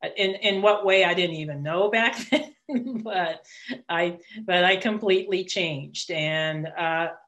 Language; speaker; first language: English; early bilingual, other home language; Italian